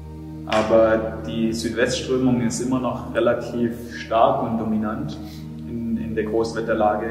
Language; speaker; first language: German; native; German